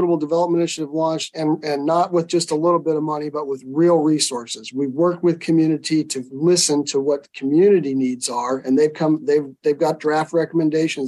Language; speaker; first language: English; native; English